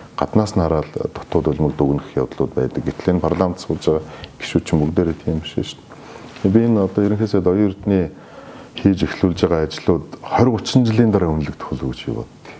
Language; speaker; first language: Mongolian; non-native, local second language; Kazakh